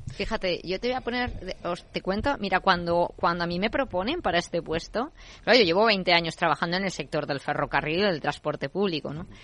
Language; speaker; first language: Spanish; native; Spanish